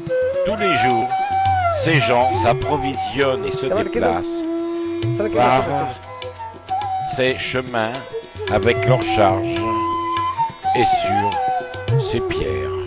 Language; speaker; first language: French; native; French